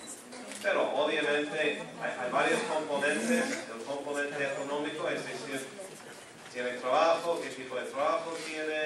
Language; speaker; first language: Spanish; non-native, fluent; English